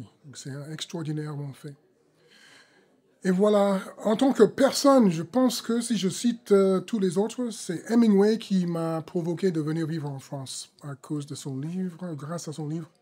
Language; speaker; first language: French; non-native, fluent; English